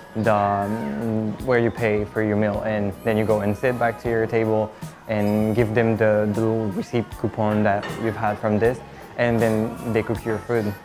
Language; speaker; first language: English; non-native, fluent; French